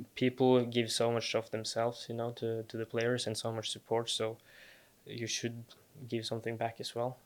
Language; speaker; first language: English; non-native, fluent; Norwegian